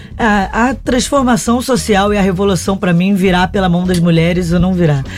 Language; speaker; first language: Portuguese; native; Portuguese